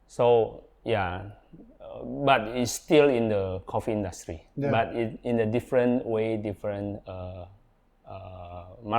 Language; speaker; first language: English; non-native, learner; Indonesian